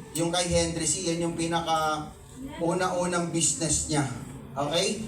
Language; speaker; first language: Filipino; non-native, local second language; Cebuano